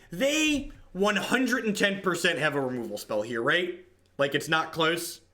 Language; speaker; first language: English; native; English